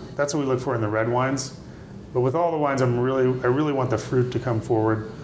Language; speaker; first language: English; native; English